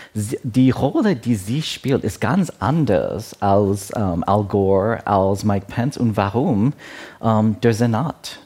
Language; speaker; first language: German; non-native, learner; Wu Chinese